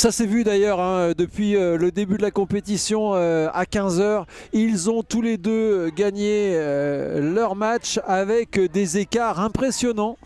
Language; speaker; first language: French; native; French